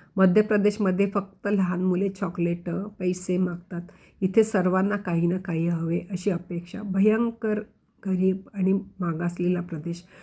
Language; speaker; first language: Marathi; non-native, local second language; Konkani